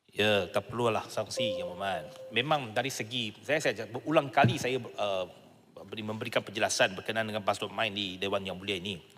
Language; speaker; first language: Malay; non-native, local second language; Chinese